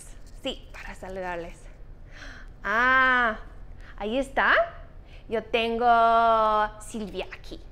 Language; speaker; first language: Spanish; non-native, fluent; English